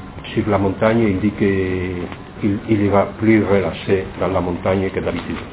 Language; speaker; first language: French; non-native, fluent; Spanish